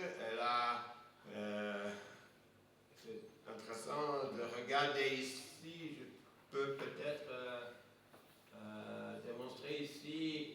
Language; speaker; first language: French; non-native, fluent; English